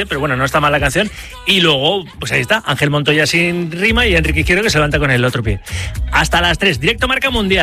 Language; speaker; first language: Spanish; native; Spanish